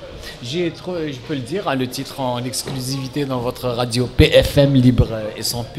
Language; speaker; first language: French; non-native, local second language; Arabic